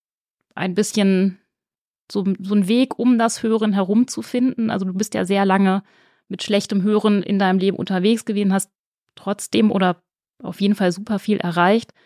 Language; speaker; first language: German; native; German